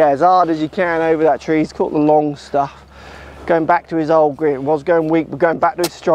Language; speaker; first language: English; native; English